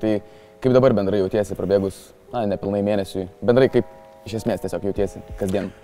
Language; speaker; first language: Lithuanian; native; Lithuanian